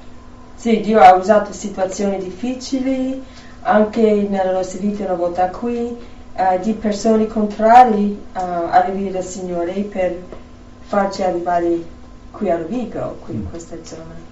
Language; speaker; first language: Italian; non-native, fluent; English